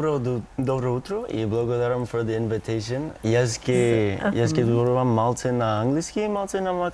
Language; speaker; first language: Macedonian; non-native, learner; English